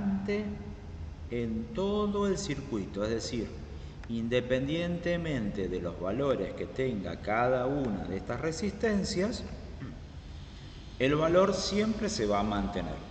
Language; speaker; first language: Spanish; native; Spanish